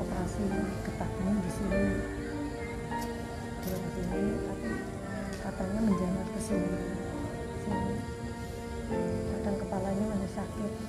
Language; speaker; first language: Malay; non-native, local second language; Javanese